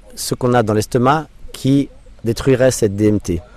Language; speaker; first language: French; non-native, local second language; English